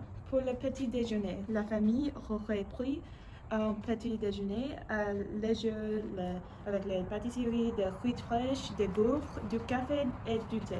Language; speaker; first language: French; non-native, learner; English